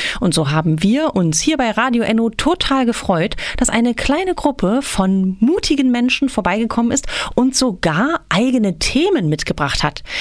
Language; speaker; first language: German; native; German